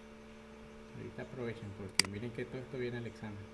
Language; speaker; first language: Spanish; native; Spanish